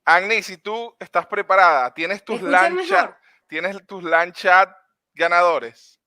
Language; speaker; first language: Spanish; native; Spanish